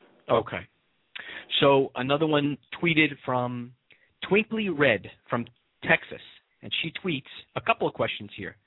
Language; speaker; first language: English; native; English